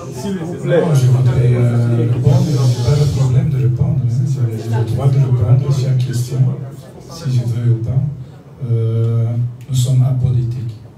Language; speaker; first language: French; non-native, learner; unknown